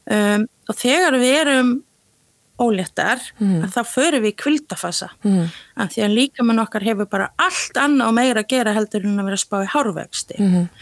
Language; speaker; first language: Icelandic; native; Icelandic